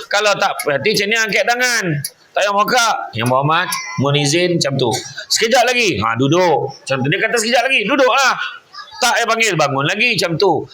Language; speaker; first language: Malay; native; Malay